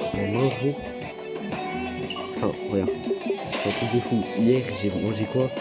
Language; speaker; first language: French; native; French